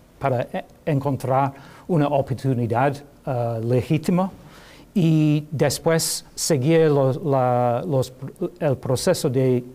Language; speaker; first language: Spanish; non-native, learner; English